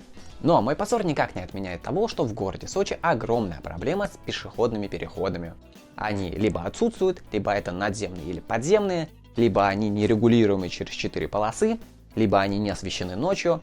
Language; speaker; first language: Russian; native; Russian